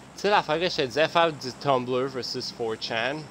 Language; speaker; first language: French; native; French